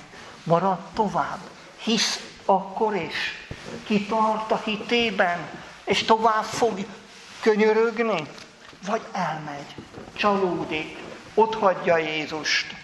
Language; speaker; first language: Hungarian; native; Hungarian